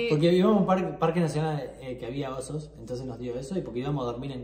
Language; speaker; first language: Spanish; native; Spanish